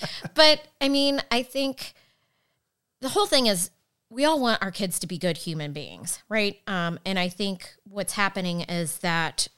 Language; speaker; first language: English; native; English